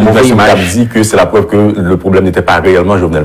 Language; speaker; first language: French; non-native, local second language; Haitian Creole